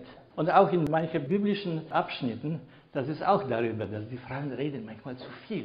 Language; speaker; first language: German; non-native, fluent; Polish